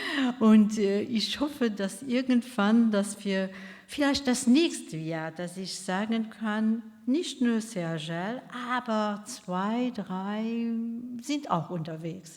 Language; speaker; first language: German; non-native, local second language; Luxembourgish